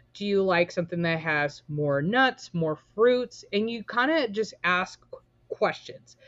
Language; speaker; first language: English; native; English